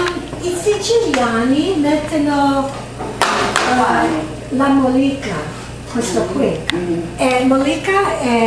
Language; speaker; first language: Italian; non-native, learner; English